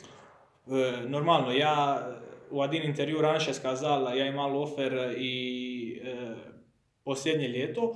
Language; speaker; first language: Russian; non-native, learner; Croatian